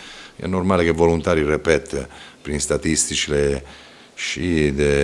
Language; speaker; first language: Romanian; non-native, fluent; Italian